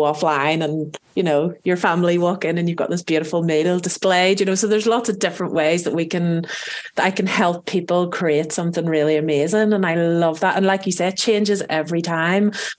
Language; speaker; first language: English; native; English